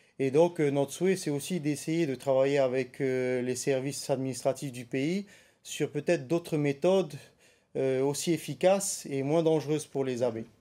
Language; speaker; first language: French; native; French